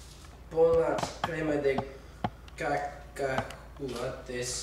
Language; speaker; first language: Spanish; non-native, learner; English